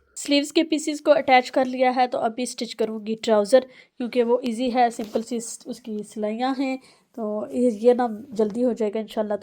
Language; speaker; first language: Urdu; non-native, local second language; Pahari-Potwari